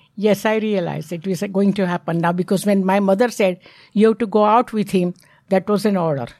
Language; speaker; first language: English; non-native, local second language; Gujarati